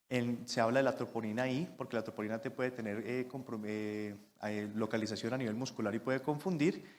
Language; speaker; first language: Spanish; native; Spanish